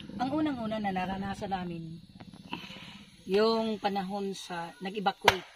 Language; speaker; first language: Filipino; non-native, local second language; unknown